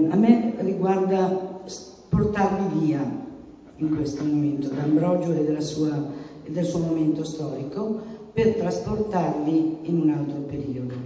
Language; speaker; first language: Italian; native; Italian